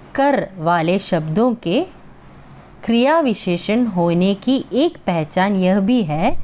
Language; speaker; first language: Hindi; non-native, local second language; Malayalam